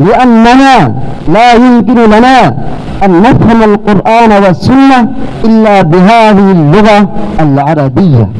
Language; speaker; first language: Arabic; non-native, fluent; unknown